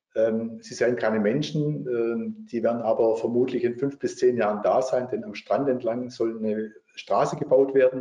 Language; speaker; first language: German; native; German